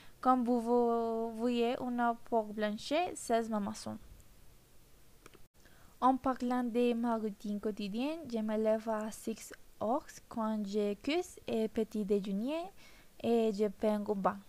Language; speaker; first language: French; non-native, learner; Spanish